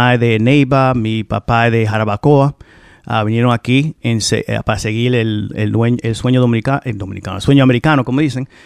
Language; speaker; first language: Spanish; early bilingual, heritage; Spanish